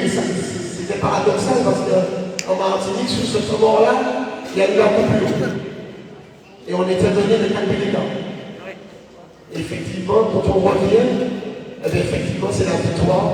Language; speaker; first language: French; native; French